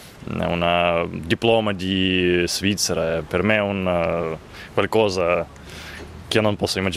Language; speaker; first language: Italian; non-native, learner; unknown